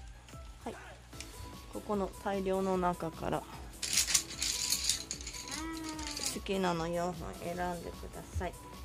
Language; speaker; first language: Japanese; native; Japanese